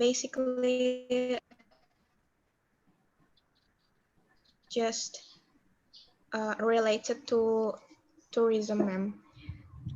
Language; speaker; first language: English; non-native, learner; Indonesian